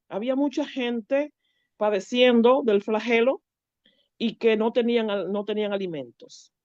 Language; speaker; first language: Spanish; native; Spanish